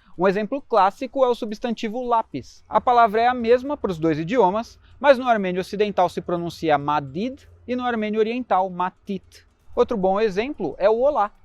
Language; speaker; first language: Portuguese; native; Portuguese